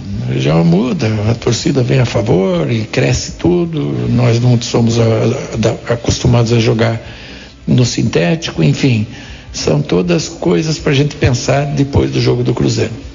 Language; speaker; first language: Portuguese; native; Portuguese